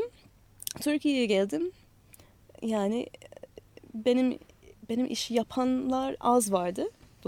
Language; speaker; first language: Turkish; non-native, learner; English